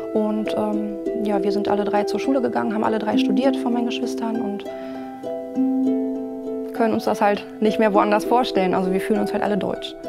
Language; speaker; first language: German; early bilingual, other home language; Arabic